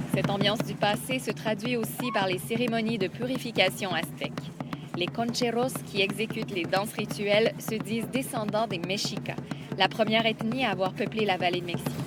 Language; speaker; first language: French; native; French